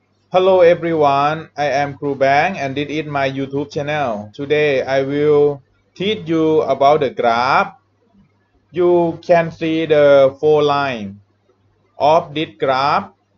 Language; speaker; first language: English; non-native, learner; Thai